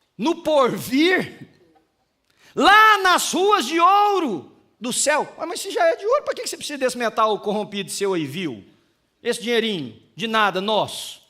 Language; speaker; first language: Portuguese; native; Portuguese